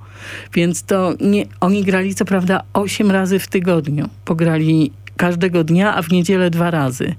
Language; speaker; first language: Polish; native; Polish